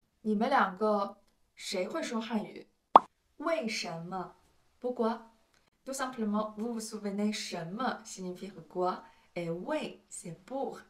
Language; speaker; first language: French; non-native, fluent; Chinese